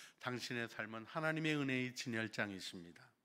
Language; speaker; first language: Korean; native; Korean